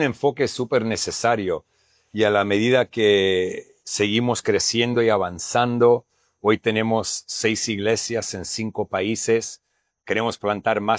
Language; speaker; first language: Spanish; non-native, fluent; English